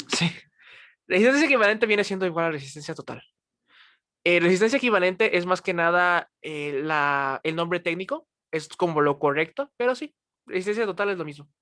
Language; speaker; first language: Spanish; native; Spanish